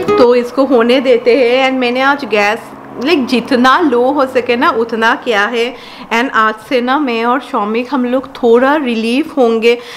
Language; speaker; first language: Hindi; non-native, local second language; Bangla